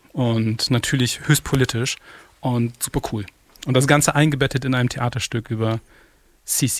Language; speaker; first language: German; native; German